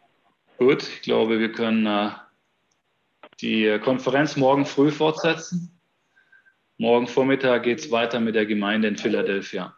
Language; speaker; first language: German; native; German